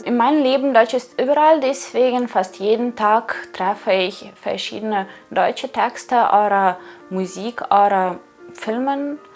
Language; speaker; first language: German; non-native, fluent; Ukrainian